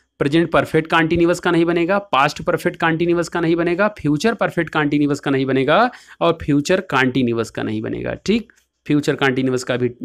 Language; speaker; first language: Hindi; native; Hindi